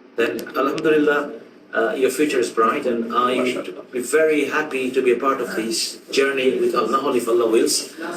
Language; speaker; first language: English; non-native, local second language; Bangla